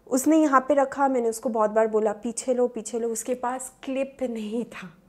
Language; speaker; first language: Hindi; non-native, local second language; Bangla